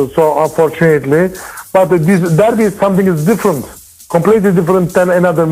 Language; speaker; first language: English; non-native, learner; Turkish